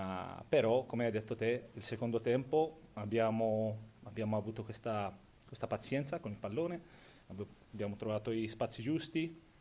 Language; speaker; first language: Italian; non-native, fluent; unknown